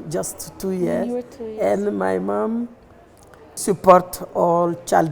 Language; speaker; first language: English; non-native, learner; Bambara